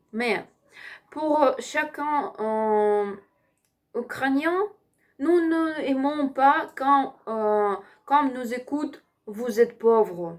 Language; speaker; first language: French; non-native, learner; Ukrainian